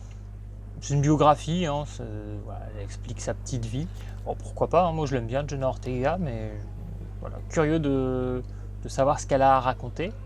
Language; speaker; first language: French; native; French